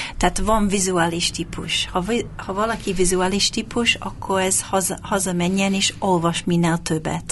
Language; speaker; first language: Hungarian; non-native, fluent; English